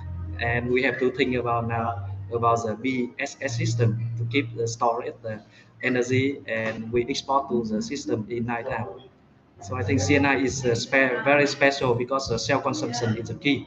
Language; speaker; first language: English; non-native, fluent; Vietnamese